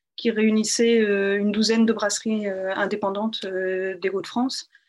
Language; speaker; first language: French; native; French